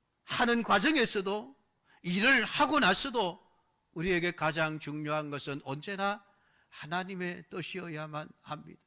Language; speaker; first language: Korean; native; Korean